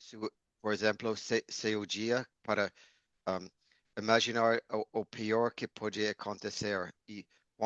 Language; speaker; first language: Portuguese; non-native, learner; English